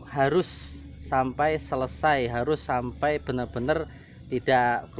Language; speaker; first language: Indonesian; non-native, local second language; Javanese